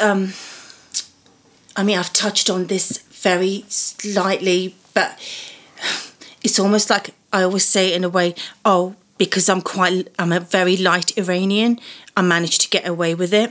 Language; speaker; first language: English; early bilingual, other home language; Persian